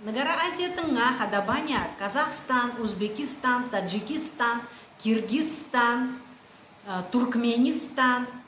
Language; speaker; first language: Indonesian; non-native, fluent; Russian